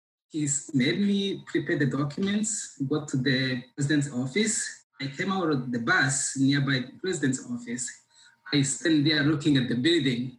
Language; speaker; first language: English; non-native, local second language; Kinyarwanda